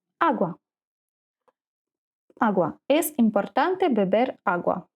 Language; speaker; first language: Spanish; non-native, learner; Ukrainian